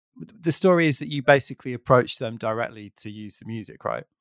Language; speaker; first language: English; native; English